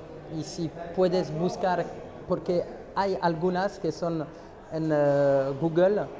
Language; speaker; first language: Spanish; non-native, fluent; French